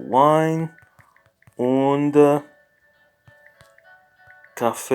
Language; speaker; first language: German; non-native, learner; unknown